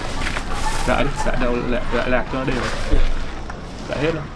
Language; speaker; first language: Vietnamese; native; Vietnamese